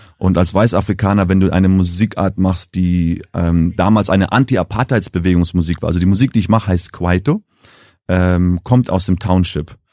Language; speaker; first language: German; early bilingual, heritage; German